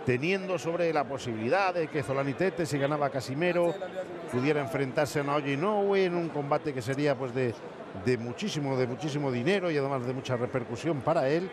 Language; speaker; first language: Spanish; native; Spanish